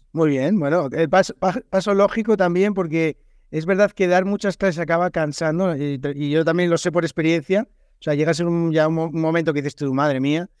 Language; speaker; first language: Spanish; native; Spanish